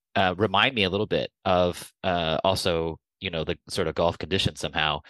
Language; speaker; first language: English; native; English